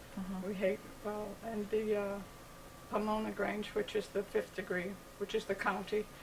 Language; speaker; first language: English; native; English